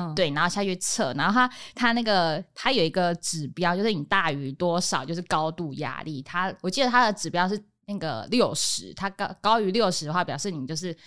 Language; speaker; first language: Chinese; native; Chinese